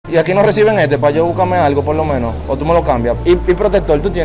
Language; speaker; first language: Spanish; native; Spanish